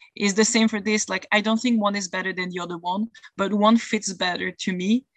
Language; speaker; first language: English; non-native, fluent; French